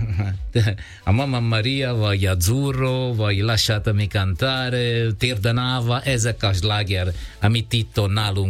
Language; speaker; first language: Hungarian; non-native, learner; Italian